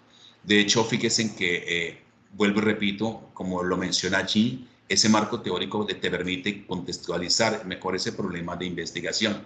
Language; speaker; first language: Spanish; native; Spanish